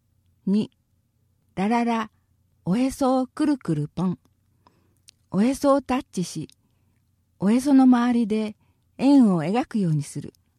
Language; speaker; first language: Japanese; native; Japanese